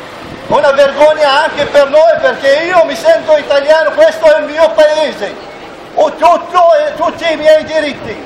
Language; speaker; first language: Italian; non-native, fluent; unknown